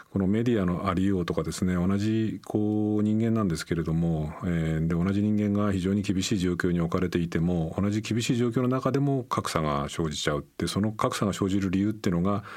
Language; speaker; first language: Japanese; native; Japanese